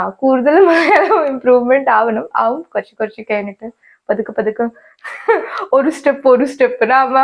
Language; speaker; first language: Malayalam; non-native, learner; Hindi